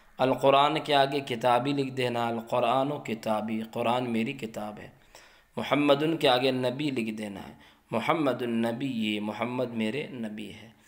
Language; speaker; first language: Urdu; native; Urdu